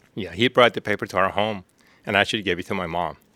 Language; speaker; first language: English; non-native, fluent; Persian